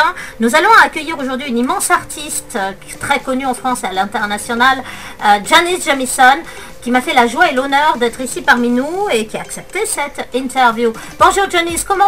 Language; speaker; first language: French; native; French